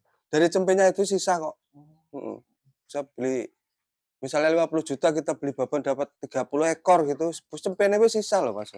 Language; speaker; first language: Indonesian; non-native, local second language; Javanese